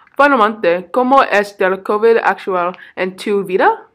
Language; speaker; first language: Spanish; non-native, learner; English